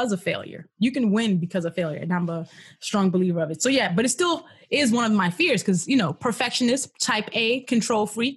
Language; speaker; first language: English; non-native, local second language; Yoruba